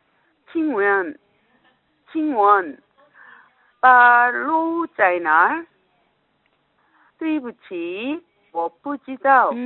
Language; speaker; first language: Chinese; non-native, learner; Korean